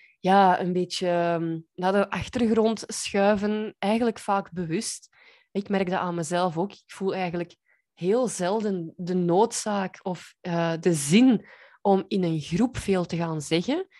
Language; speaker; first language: Dutch; native; Dutch